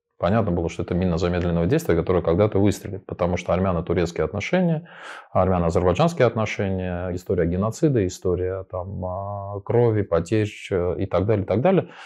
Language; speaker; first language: Russian; non-native, local second language; Armenian